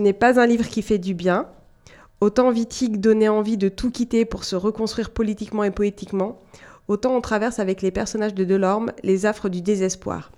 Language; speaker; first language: French; native; French